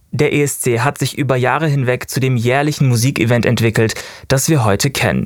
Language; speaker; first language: German; native; German